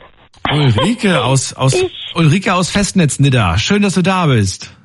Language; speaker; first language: German; native; German